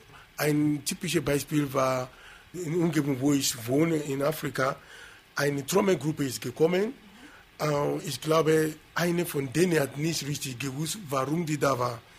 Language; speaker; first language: German; non-native, fluent; Yoruba